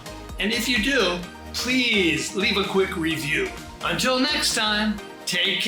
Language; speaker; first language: English; native; English